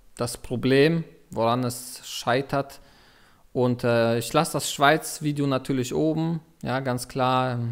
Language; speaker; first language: German; non-native, fluent; Russian